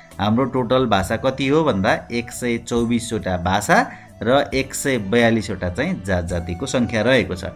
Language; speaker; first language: Nepali; native; Nepali